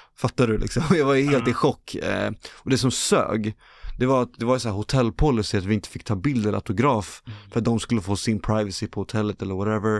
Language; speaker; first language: Swedish; native; Swedish